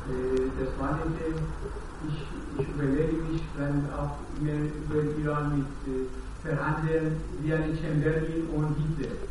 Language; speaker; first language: German; non-native, learner; Persian